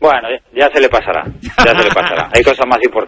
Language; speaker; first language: Spanish; native; Spanish